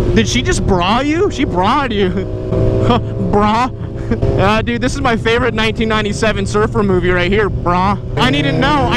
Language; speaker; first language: English; native; English